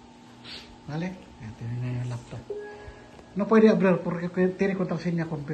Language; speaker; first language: Spanish; non-native, learner; Filipino